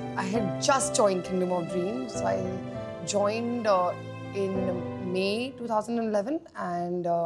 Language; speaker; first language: English; non-native, local second language; Hindi